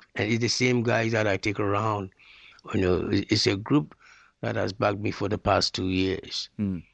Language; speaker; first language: English; non-native, local second language; Akan